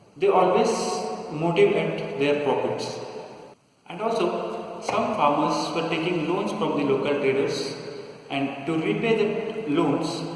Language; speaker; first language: English; non-native, local second language; Kannada